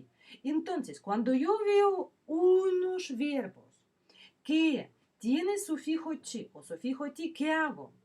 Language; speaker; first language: Spanish; non-native, fluent; Russian